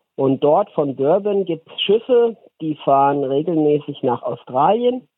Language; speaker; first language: German; native; German